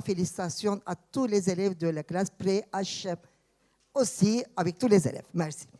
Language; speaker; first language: French; non-native, fluent; Turkish